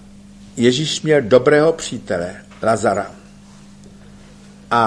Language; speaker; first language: Czech; native; Czech